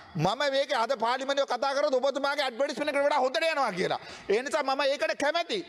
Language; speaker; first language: Sinhala; non-native, local second language; Tamil